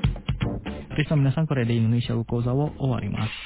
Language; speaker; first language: Japanese; non-native, fluent; Indonesian